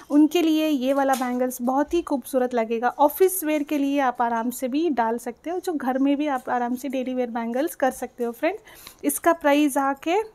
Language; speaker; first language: Hindi; non-native, local second language; Telugu